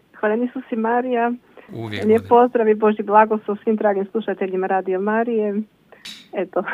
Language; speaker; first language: Croatian; native; Croatian